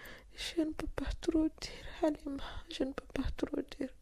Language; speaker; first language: French; non-native, local second language; Fula